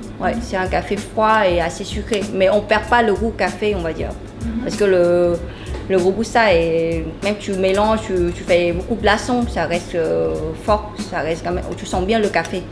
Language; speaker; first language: French; non-native, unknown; Vietnamese